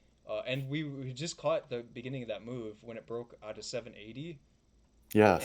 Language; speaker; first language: English; native; English